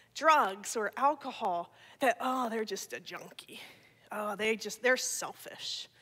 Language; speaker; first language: English; native; English